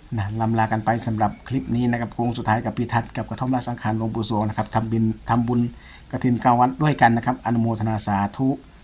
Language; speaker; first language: Thai; native; Thai